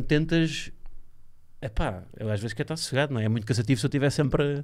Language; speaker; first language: Portuguese; native; Portuguese